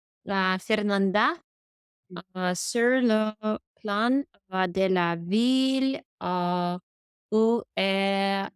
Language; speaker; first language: French; non-native, learner; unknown